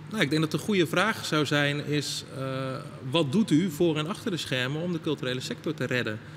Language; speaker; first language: Dutch; native; Dutch